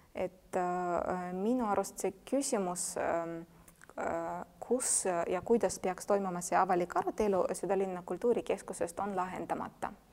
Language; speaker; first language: Estonian; non-native, fluent; Russian